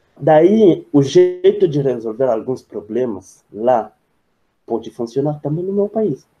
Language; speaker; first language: Portuguese; non-native, fluent; French